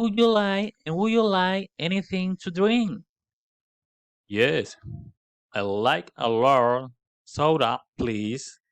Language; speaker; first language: English; non-native, learner; Spanish